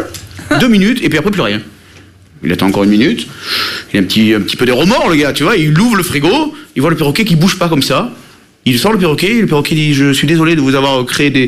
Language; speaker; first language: French; native; French